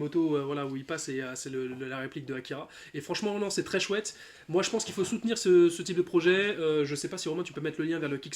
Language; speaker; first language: French; native; French